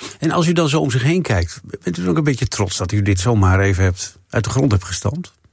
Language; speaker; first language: Dutch; native; Dutch